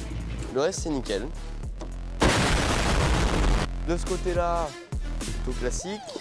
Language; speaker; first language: French; native; French